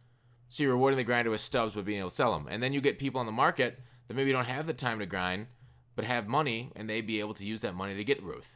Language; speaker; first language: English; native; English